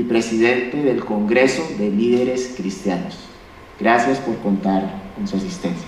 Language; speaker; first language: Spanish; native; Spanish